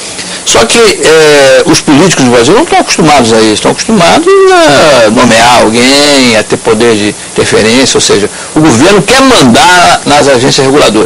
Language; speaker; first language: Portuguese; native; Portuguese